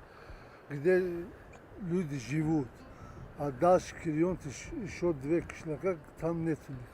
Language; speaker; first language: Russian; non-native, local second language; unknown